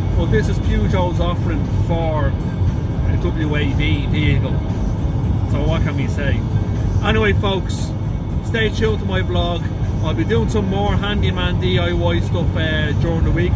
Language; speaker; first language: English; native; English